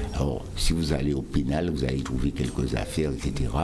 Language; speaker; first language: French; native; French